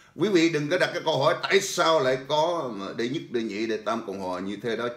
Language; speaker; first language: Vietnamese; native; Vietnamese